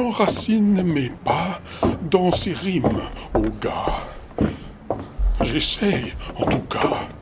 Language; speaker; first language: French; native; French